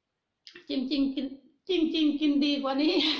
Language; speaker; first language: Thai; non-native, local second language; Northeastern Thai